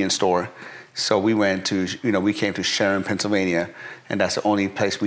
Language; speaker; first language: English; early bilingual, other home language; Persian